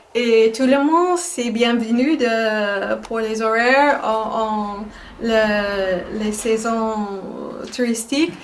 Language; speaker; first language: French; non-native, fluent; English